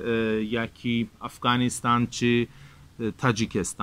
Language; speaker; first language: Polish; non-native, fluent; Persian